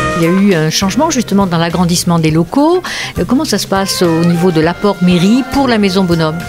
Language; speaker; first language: French; native; French